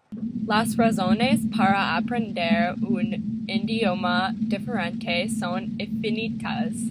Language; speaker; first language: Spanish; non-native, learner; English